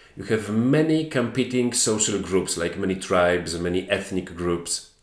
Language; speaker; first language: English; non-native, fluent; Polish